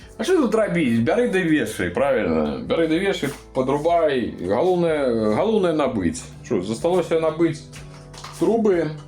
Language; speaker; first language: Belarusian; native; Belarusian